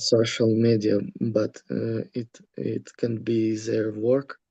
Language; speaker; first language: English; non-native, learner; Russian